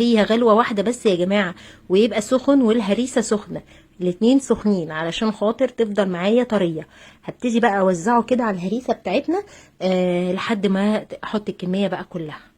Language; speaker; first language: Arabic; native; Arabic